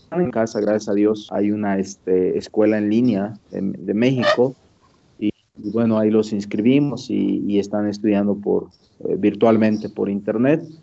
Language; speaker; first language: Spanish; native; Spanish